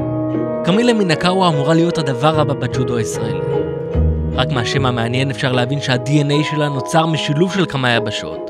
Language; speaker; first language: Hebrew; native; Hebrew